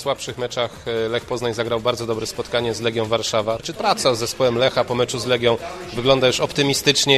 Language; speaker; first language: Polish; native; Polish